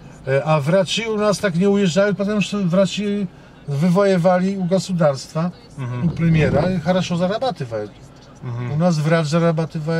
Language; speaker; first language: Russian; non-native, learner; Polish